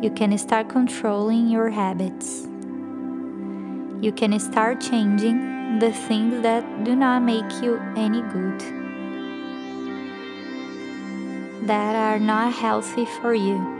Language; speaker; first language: English; non-native, fluent; Portuguese